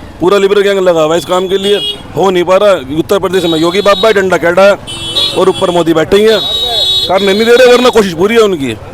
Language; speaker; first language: Hindi; native; Hindi